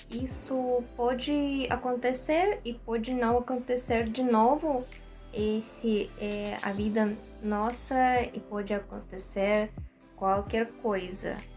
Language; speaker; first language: Portuguese; non-native, learner; Russian